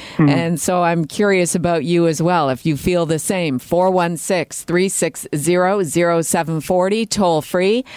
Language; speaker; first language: English; native; English